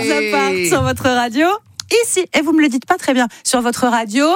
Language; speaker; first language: French; native; French